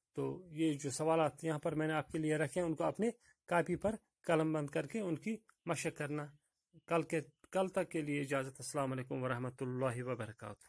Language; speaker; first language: Urdu; non-native, local second language; Kashmiri